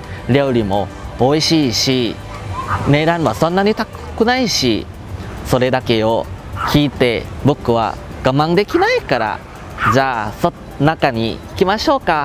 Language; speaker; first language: Japanese; non-native, learner; Thai